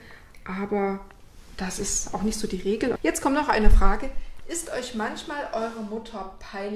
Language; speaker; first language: German; native; German